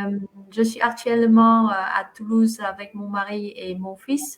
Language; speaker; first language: French; non-native, fluent; Vietnamese